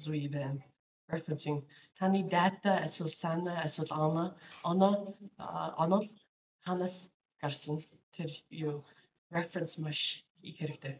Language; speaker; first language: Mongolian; non-native, fluent; English